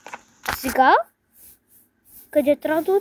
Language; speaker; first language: Bulgarian; non-native, local second language; Turkish